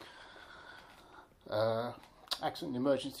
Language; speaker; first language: English; native; English